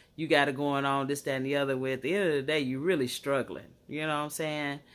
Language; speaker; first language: English; native; English